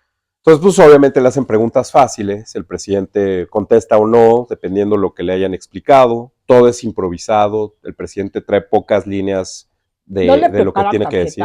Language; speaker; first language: Spanish; native; Spanish